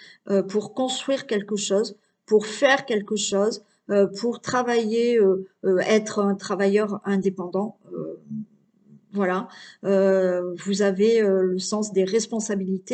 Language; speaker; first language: French; native; French